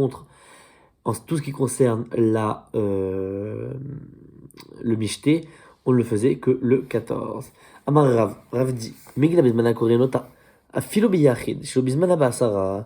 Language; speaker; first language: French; native; French